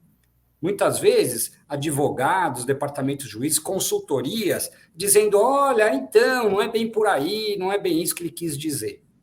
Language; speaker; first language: Portuguese; native; Portuguese